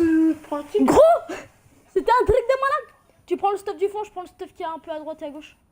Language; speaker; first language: French; native; French